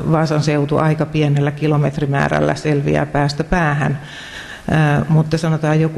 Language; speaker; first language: Finnish; native; Finnish